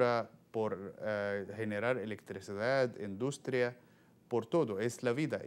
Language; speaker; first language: Spanish; non-native, fluent; Arabic